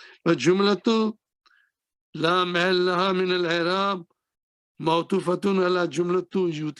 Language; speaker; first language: Arabic; non-native, fluent; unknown